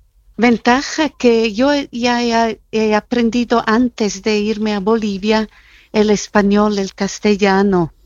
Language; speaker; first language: Spanish; non-native, fluent; German